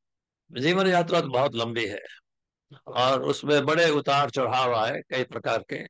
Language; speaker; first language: Hindi; native; Hindi